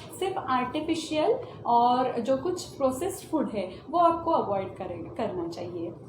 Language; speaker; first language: Hindi; non-native, local second language; Marathi